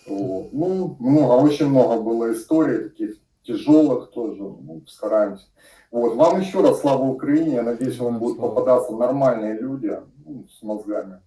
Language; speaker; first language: Russian; native; Russian